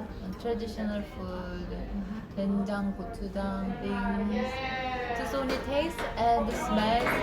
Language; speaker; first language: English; non-native, learner; Korean